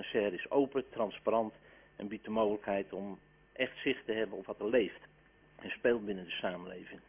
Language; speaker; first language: Dutch; native; Dutch